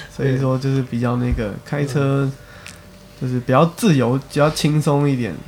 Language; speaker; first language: Chinese; native; Chinese